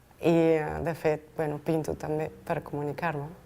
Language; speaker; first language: Catalan; non-native, fluent; Portuguese